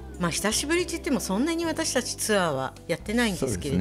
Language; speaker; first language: Japanese; native; Japanese